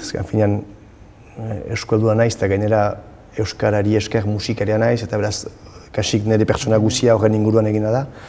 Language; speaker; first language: Basque; non-native, local second language; French